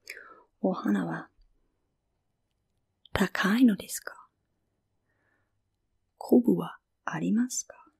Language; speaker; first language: Japanese; non-native, fluent; English